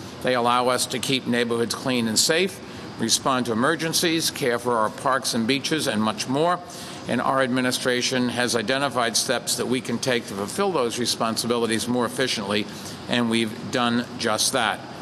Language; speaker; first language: English; native; English